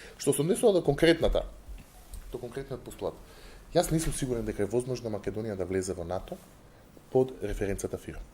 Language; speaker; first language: Macedonian; non-native, local second language; Albanian